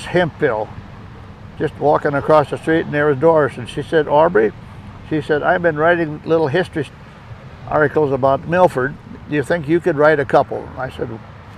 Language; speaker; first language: English; native; English